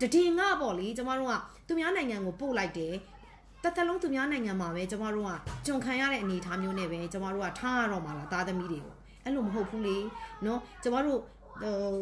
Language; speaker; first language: Burmese; native; Burmese